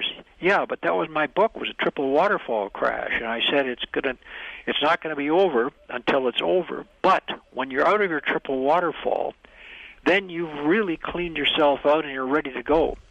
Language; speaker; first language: English; native; English